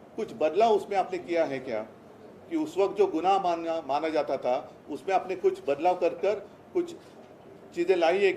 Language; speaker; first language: Hindi; non-native, local second language; Marathi